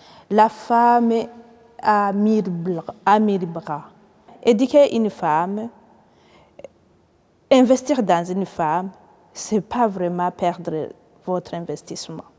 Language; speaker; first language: French; native; French